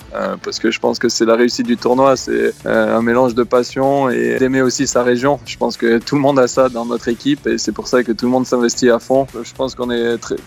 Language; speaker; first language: French; native; French